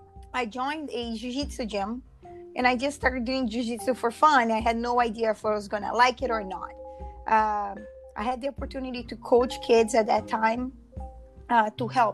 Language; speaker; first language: English; non-native, fluent; Portuguese